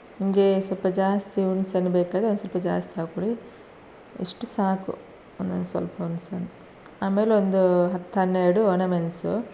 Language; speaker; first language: Kannada; non-native, local second language; Tulu